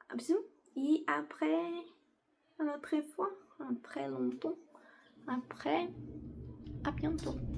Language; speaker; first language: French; non-native, learner; Portuguese